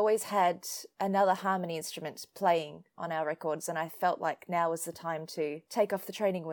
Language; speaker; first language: English; native; English